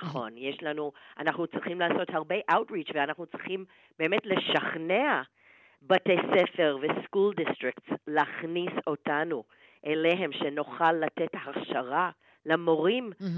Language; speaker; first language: Hebrew; non-native, fluent; English